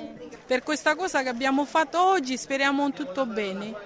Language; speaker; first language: Italian; non-native, fluent; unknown